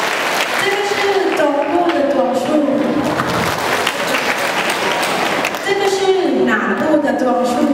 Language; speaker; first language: Chinese; non-native, learner; Thai